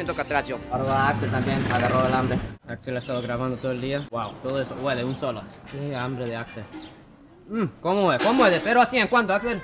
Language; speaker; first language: Spanish; non-native, fluent; English